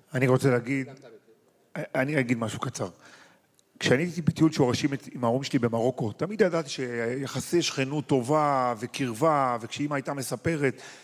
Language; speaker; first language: Hebrew; native; Hebrew